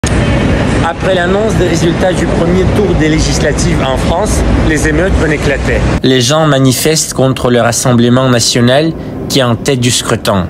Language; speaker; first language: French; non-native, fluent; Russian